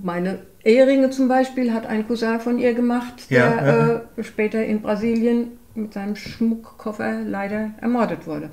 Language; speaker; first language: German; native; German